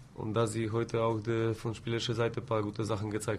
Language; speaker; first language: German; non-native, fluent; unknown